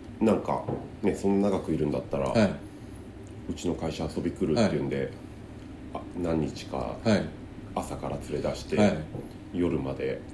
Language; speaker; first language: Japanese; native; Japanese